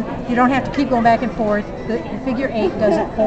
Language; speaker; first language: English; native; English